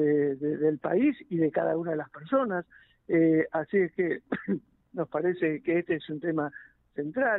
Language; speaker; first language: Spanish; native; Spanish